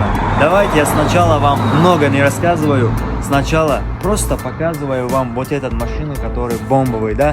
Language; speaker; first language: Russian; non-native, learner; Tajik